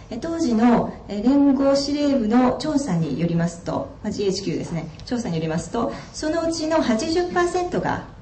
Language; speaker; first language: Japanese; native; Japanese